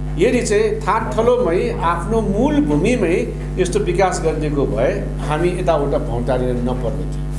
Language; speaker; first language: Nepali; non-native, local second language; Limburgish